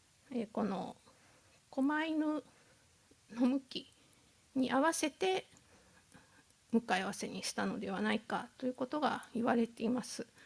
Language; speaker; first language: Japanese; native; Japanese